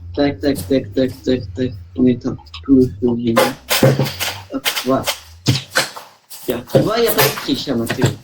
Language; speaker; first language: French; native; French